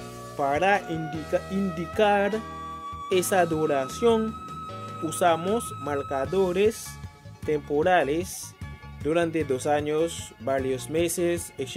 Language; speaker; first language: Spanish; non-native, fluent; Haitian Creole